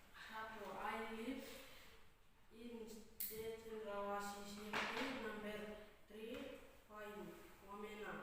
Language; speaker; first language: English; non-native, learner; Indonesian